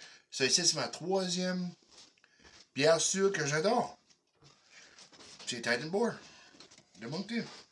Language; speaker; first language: French; native; French